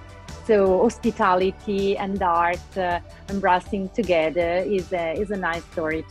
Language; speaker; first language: English; non-native, local second language; Italian